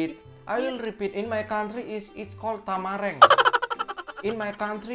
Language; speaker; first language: English; non-native, learner; Indonesian